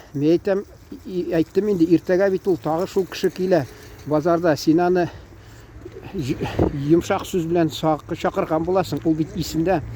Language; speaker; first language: Tatar; native; Tatar